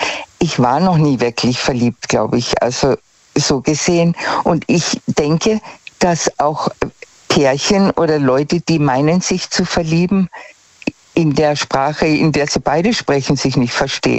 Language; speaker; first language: German; native; German